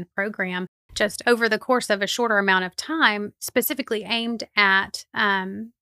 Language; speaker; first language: English; native; English